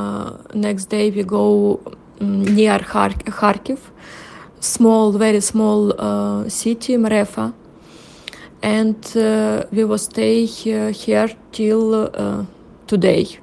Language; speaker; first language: English; non-native, learner; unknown